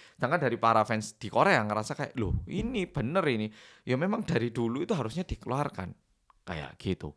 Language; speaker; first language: Indonesian; early bilingual, other home language; Korean